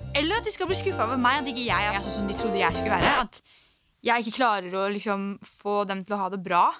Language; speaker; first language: Norwegian; native; Norwegian